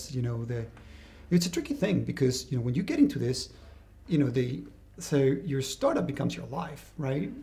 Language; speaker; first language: English; non-native, fluent; Spanish